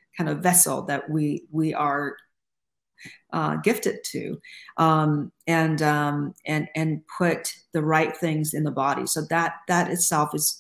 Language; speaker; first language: English; non-native, fluent; Chinese